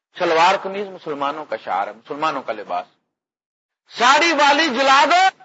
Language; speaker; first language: Urdu; non-native, local second language; Punjabi